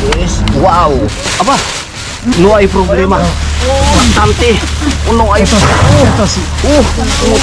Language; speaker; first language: Spanish; non-native, learner; Filipino